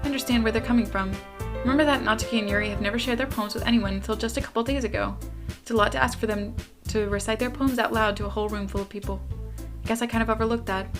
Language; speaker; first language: English; native; English